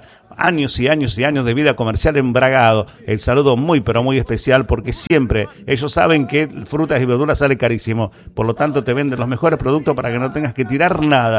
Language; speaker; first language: Spanish; native; Spanish